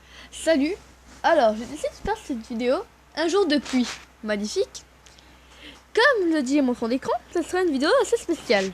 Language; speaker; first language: French; native; French